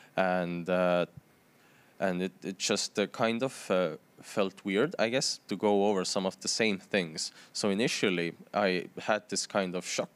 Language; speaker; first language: English; non-native, fluent; Estonian